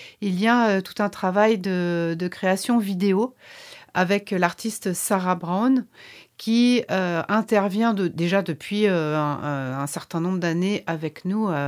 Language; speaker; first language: French; native; French